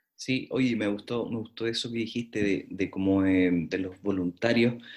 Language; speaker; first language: Spanish; native; Spanish